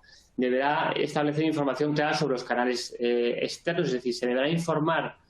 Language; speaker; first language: Spanish; native; Spanish